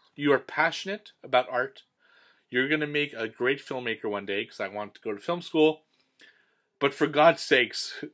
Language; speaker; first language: English; native; English